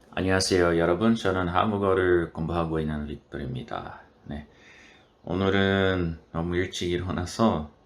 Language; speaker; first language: Korean; non-native, learner; Portuguese